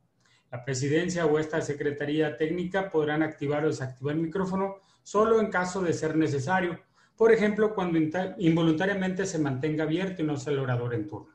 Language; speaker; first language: Spanish; native; Spanish